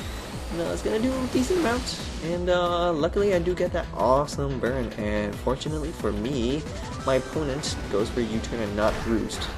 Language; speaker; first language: English; native; English